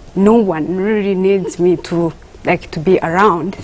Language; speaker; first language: English; non-native, local second language; Kinyarwanda